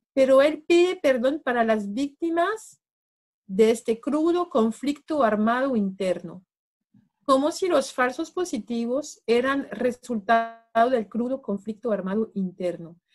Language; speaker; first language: Spanish; non-native, fluent; French